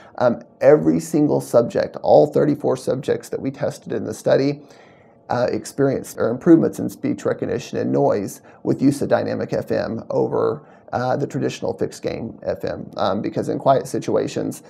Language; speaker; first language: English; native; English